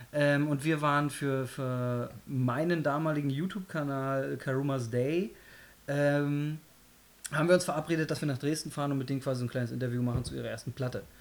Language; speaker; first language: German; early bilingual, other home language; Polish